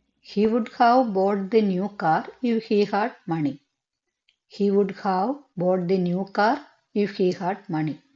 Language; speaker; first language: English; non-native, local second language; Malayalam